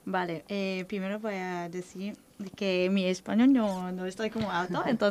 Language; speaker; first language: Spanish; non-native, learner; Thai